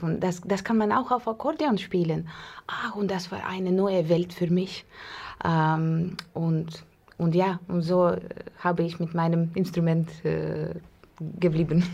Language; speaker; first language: German; non-native, fluent; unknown